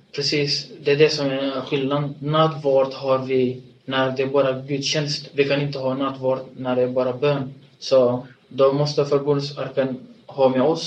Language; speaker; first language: Swedish; non-native, fluent; Tigrinya